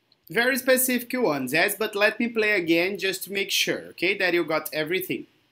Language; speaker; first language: English; non-native, fluent; Portuguese